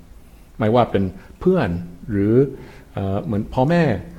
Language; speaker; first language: Thai; non-native, fluent; English